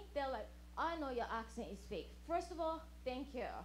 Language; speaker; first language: English; non-native, fluent; Japanese